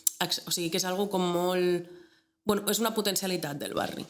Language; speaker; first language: Catalan; native; Catalan